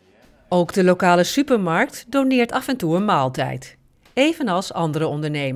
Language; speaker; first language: Dutch; native; Dutch